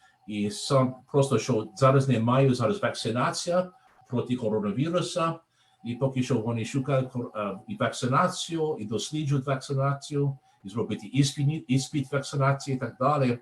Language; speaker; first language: Ukrainian; non-native, learner; English